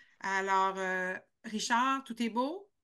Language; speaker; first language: French; native; French